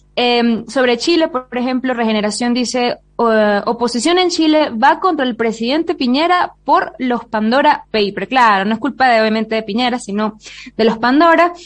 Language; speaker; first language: Spanish; native; Spanish